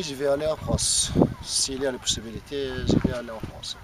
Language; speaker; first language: French; non-native, local second language; Arabic